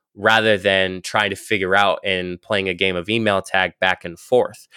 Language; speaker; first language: English; native; English